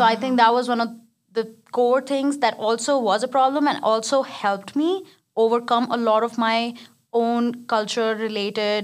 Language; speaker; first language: English; non-native, local second language; Hindi